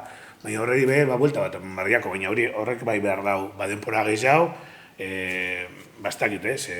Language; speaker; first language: Basque; native; Basque